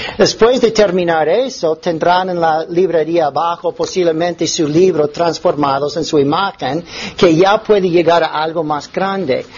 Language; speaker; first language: Spanish; non-native, fluent; English